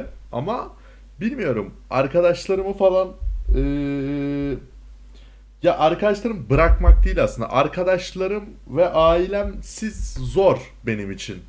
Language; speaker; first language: Turkish; native; Turkish